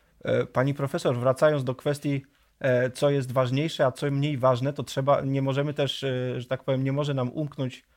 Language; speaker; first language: Polish; native; Polish